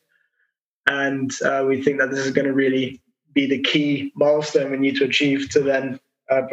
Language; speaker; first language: English; native; English